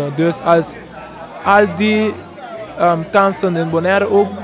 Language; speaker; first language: Dutch; non-native, local second language; Papiamento